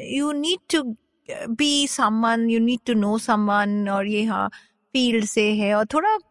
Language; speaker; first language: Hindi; non-native, local second language; Bangla